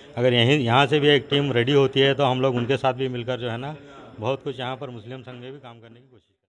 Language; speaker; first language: Hindi; non-native, local second language; Urdu